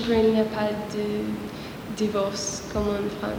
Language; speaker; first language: French; non-native, learner; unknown